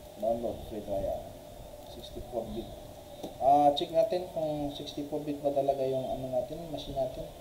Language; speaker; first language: Filipino; non-native, local second language; Cebuano